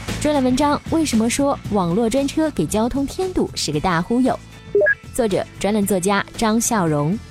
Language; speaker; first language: Chinese; native; Chinese